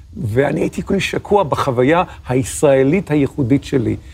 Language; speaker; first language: Hebrew; native; Hebrew